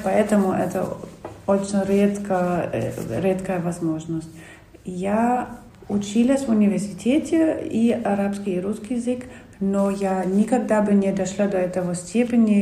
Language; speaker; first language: Russian; non-native, fluent; German